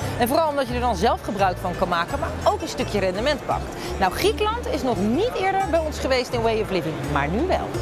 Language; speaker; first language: Dutch; native; Dutch